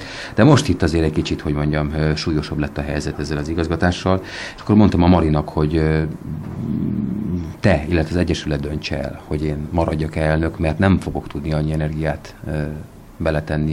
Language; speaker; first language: Hungarian; native; Hungarian